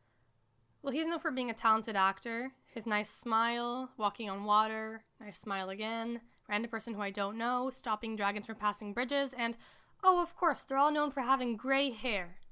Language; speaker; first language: English; native; English